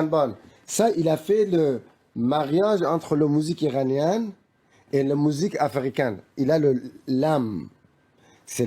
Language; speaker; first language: French; non-native, fluent; Persian